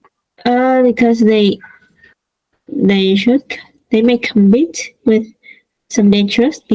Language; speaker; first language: English; non-native, learner; Vietnamese